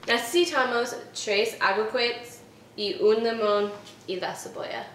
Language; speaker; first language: Spanish; non-native, learner; English